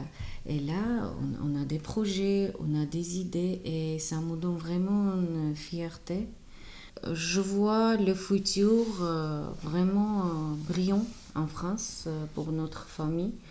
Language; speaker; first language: French; non-native, fluent; Armenian